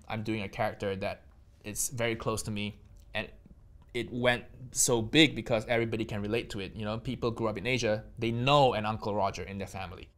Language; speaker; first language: English; non-native, local second language; Chinese